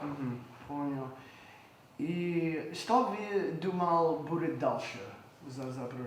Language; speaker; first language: Russian; non-native, learner; English